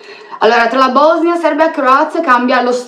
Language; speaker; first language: Italian; early bilingual, other home language; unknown